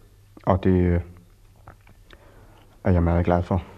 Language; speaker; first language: Danish; early bilingual, other home language; Polish